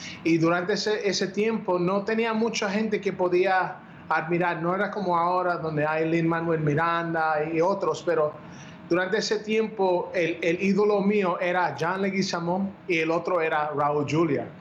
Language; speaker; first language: Spanish; early bilingual, heritage; Spanish